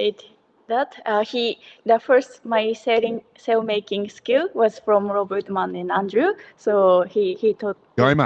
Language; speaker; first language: English; non-native, learner; Japanese